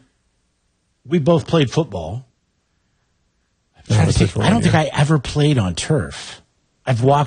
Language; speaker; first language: English; native; English